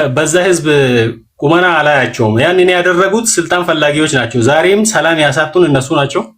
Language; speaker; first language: Amharic; non-native, local second language; Oromo